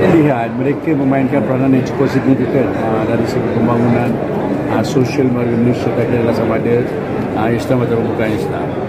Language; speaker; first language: Malay; non-native, local second language; Tamil